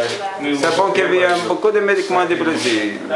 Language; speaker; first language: French; non-native, learner; Portuguese